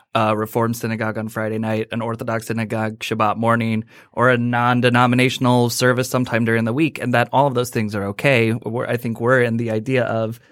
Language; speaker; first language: English; native; English